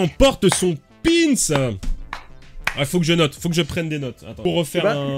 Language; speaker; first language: French; native; French